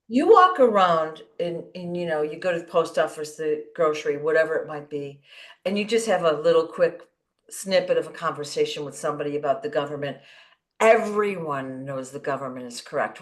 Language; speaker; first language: English; native; English